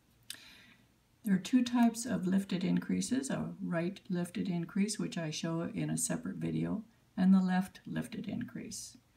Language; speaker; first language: English; native; English